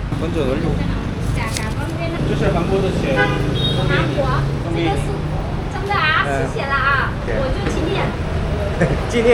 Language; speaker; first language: Chinese; non-native, learner; Vietnamese